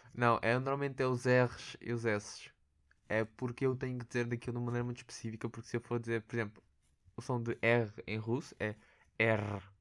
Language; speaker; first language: Portuguese; early bilingual, other home language; Russian